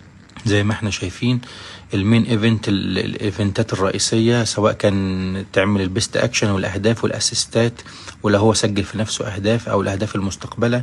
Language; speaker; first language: Arabic; native; Arabic